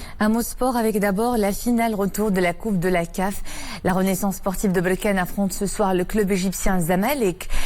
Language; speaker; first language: French; non-native, local second language; Arabic